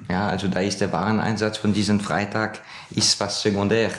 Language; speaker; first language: German; non-native, fluent; French